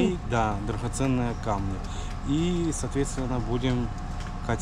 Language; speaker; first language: Russian; native; Russian